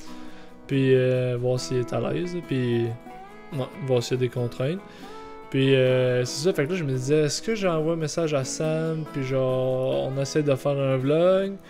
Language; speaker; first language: French; native; French